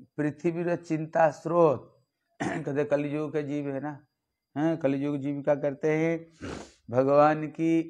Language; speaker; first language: Hindi; non-native, local second language; Bangla